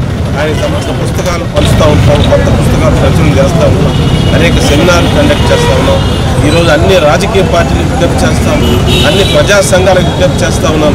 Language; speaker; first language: Telugu; native; Telugu